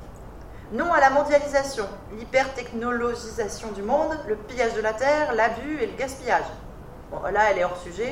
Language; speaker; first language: French; native; French